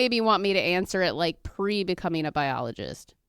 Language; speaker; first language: English; native; English